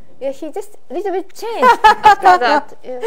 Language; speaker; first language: English; non-native, learner; Japanese